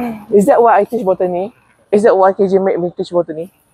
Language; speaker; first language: English; non-native, local second language; Malay